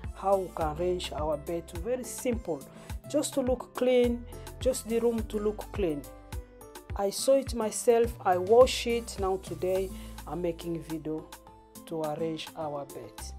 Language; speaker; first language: English; non-native, learner; Lingala